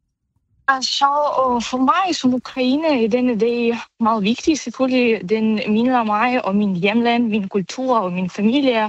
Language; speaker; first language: Danish; non-native, learner; Ukrainian